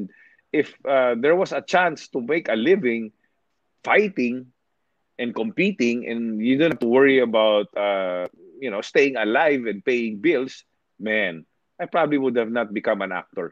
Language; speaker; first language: English; non-native, local second language; Hiligaynon